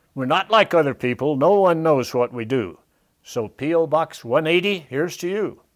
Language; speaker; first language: English; native; English